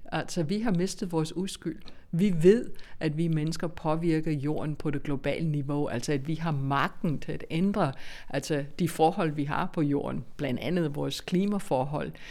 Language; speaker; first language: Danish; non-native, fluent; English